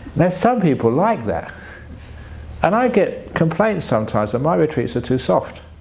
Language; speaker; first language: English; native; English